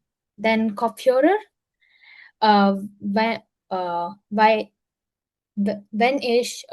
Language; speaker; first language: German; non-native, learner; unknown